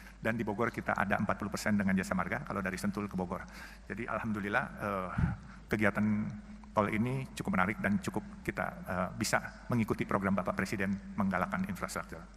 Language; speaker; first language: Indonesian; native; Indonesian